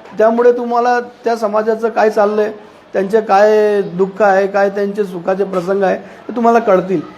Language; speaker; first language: Marathi; non-native, local second language; Urdu